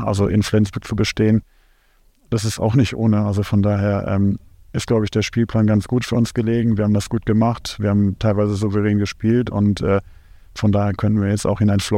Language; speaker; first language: German; native; German